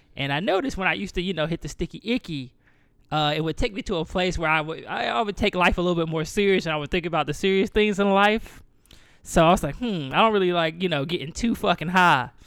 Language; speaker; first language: English; native; English